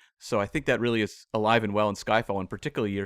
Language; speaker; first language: English; native; English